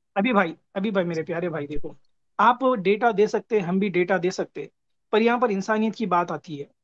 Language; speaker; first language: Hindi; native; Hindi